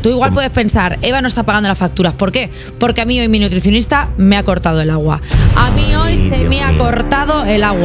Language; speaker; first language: Spanish; native; Spanish